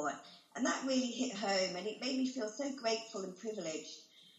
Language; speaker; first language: English; native; English